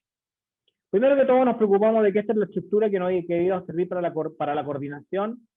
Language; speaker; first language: Spanish; native; Spanish